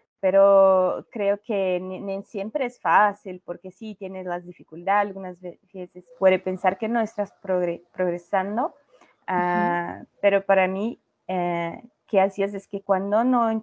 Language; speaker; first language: Spanish; non-native, learner; Portuguese